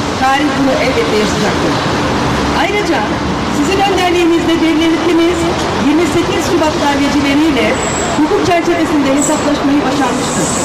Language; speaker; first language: Turkish; native; Turkish